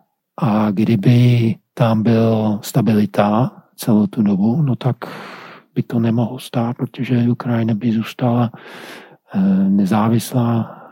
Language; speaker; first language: Czech; non-native, fluent; English